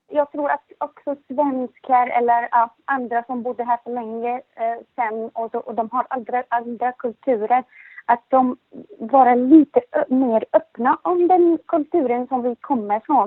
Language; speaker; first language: Swedish; non-native, learner; Arabic